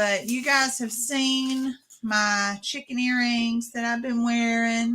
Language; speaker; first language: English; native; English